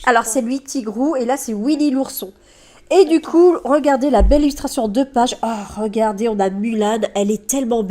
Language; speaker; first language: French; native; French